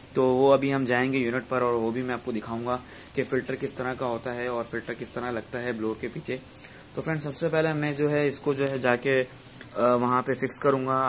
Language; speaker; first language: Urdu; native; Urdu